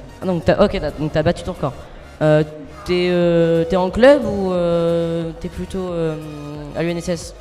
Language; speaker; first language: French; native; French